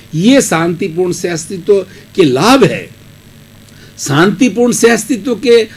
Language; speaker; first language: Hindi; native; Hindi